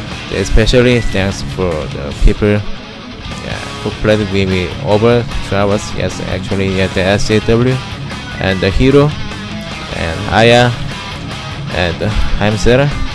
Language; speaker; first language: English; non-native, learner; Korean